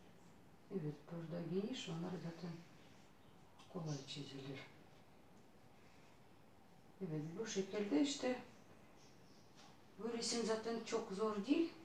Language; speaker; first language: Turkish; non-native, learner; Russian